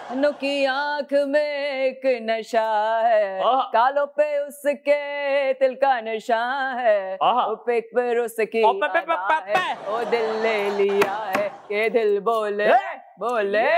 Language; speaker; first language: Urdu; native; Urdu